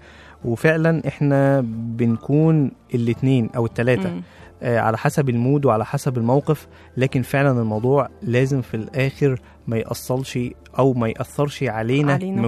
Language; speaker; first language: Arabic; native; Arabic